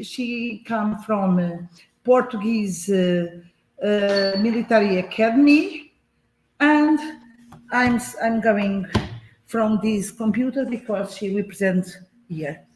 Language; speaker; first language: English; non-native, fluent; Portuguese